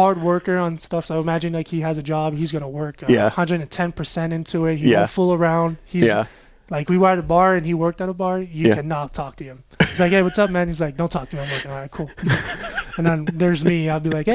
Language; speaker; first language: English; non-native, fluent; French